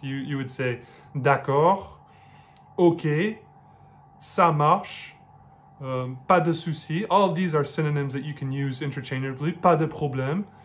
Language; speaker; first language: English; native; English